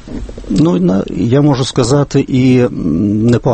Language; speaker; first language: Ukrainian; non-native, fluent; Lithuanian